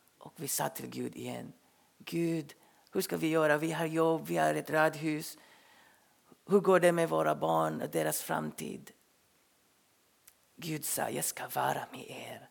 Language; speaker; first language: Swedish; non-native, fluent; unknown